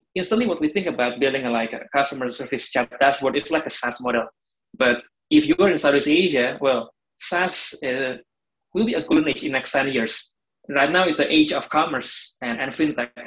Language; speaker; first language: English; non-native, fluent; Indonesian